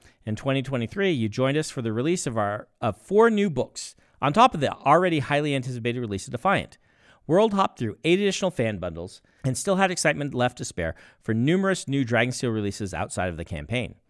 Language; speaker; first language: English; native; English